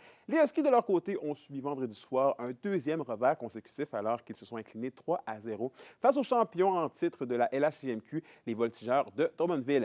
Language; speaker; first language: French; native; French